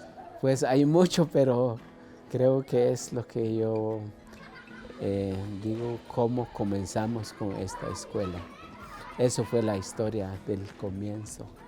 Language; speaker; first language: Spanish; non-native, local second language; Kʼicheʼ